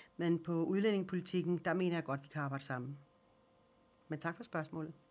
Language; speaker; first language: Danish; early bilingual, other home language; Swedish